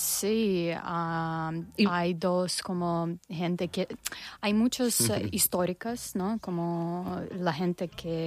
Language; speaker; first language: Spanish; non-native, learner; Russian